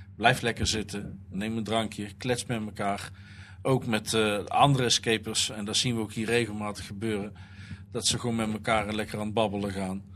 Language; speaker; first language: Dutch; native; Dutch